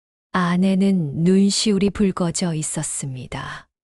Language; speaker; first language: Korean; native; Korean